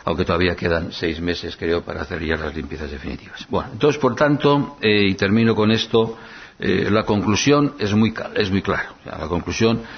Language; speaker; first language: Spanish; non-native, local second language; Basque